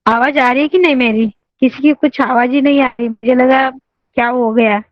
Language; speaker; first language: Hindi; non-native, local second language; Marathi